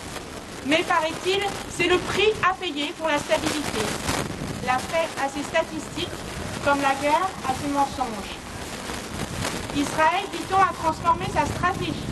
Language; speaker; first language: French; native; French